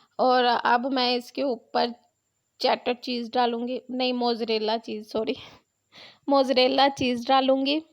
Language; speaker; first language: Urdu; non-native, local second language; Punjabi